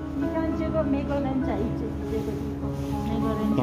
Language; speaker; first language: Chinese; non-native, learner; Persian